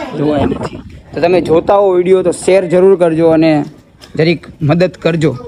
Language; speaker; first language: Gujarati; native; Gujarati